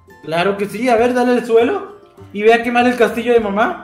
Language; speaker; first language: Spanish; native; Spanish